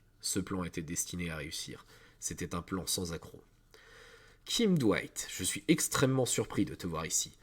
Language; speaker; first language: French; native; French